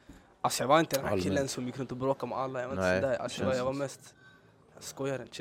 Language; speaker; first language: Swedish; early bilingual, other home language; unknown